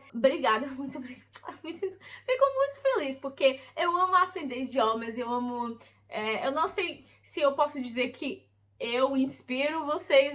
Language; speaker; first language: Portuguese; early bilingual, heritage; English